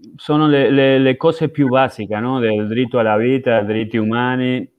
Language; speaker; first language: Italian; non-native, fluent; Spanish